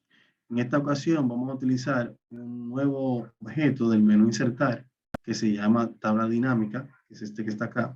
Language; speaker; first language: Spanish; native; Spanish